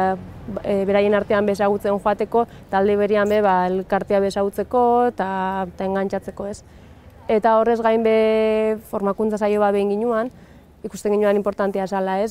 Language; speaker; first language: Basque; native; Basque